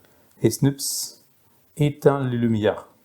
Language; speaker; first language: French; non-native, fluent; German